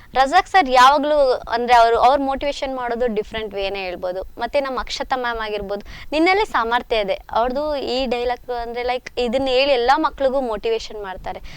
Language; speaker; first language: Kannada; native; Kannada